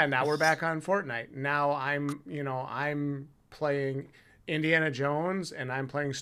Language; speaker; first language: English; native; English